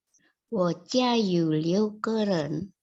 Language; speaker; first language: Chinese; non-native, learner; Indonesian